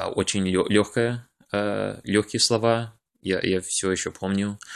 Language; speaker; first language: Russian; early bilingual, other home language; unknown